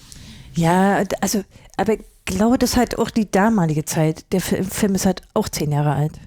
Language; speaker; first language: German; native; German